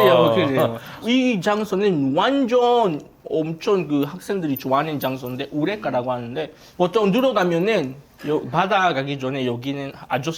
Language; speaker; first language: Korean; non-native, fluent; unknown